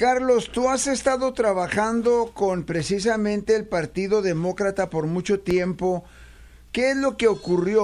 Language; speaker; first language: Spanish; native; Spanish